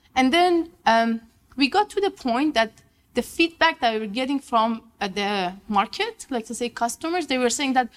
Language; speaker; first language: English; non-native, fluent; Persian